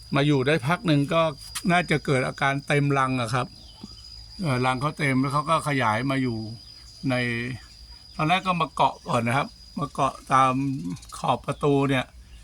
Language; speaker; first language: Thai; native; Thai